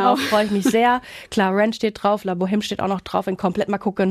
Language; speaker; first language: German; native; German